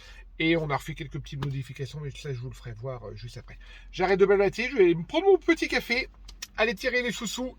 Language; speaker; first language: French; native; French